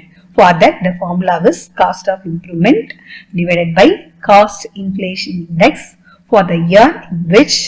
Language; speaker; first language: English; non-native, local second language; Tamil